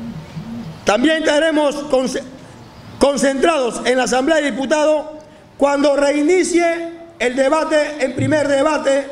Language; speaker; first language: Spanish; native; Spanish